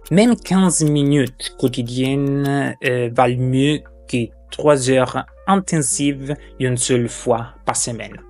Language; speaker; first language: French; non-native, fluent; German